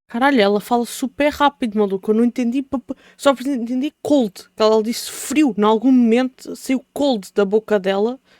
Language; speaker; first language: Portuguese; native; Portuguese